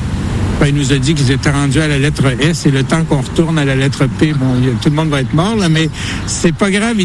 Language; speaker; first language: French; native; French